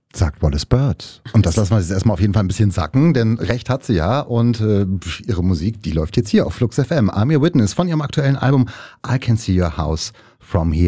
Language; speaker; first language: German; native; German